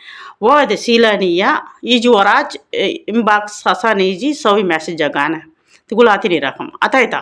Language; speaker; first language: Arabic; non-native, learner; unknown